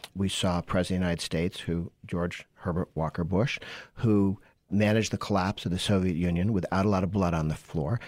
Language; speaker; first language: English; native; English